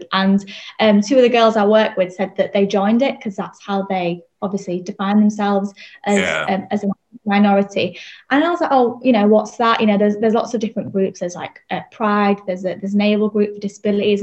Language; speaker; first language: English; native; English